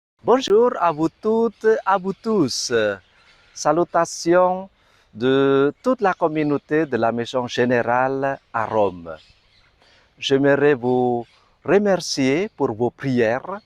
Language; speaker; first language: French; non-native, fluent; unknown